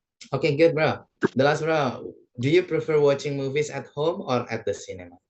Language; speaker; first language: English; non-native, fluent; Indonesian